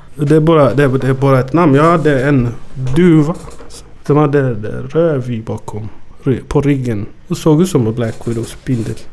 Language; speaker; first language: Swedish; early bilingual, other home language; Amharic